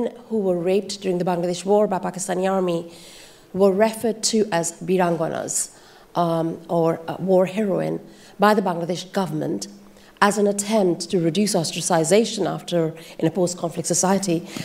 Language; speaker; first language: English; non-native, local second language; Bangla